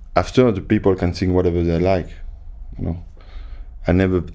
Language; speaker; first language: English; non-native, fluent; French